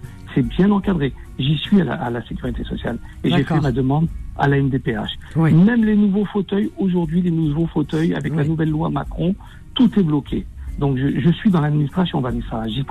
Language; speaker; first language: French; native; French